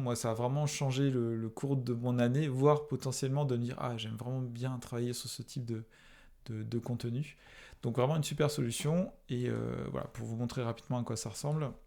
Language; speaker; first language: French; native; French